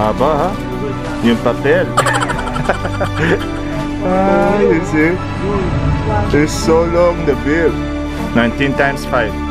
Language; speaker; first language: Filipino; non-native, learner; Arabic